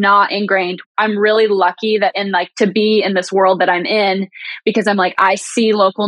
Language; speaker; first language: English; native; English